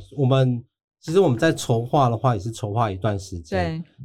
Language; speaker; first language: Chinese; native; Chinese